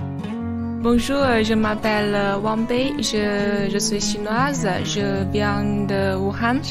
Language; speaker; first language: French; non-native, learner; Chinese